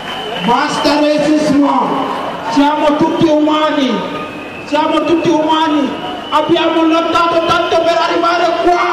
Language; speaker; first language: Italian; non-native, learner; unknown